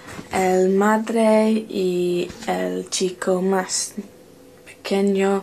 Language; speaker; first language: Spanish; non-native, learner; English